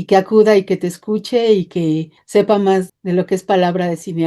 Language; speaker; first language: Spanish; native; Spanish